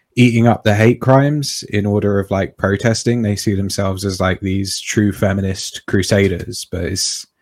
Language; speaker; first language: English; native; English